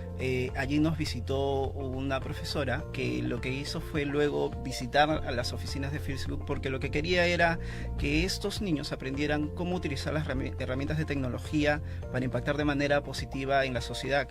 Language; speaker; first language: Spanish; native; Spanish